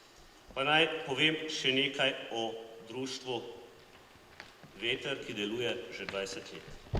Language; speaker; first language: Slovenian; native; Slovenian